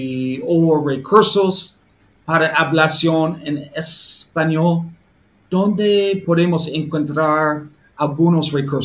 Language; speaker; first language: Spanish; non-native, learner; English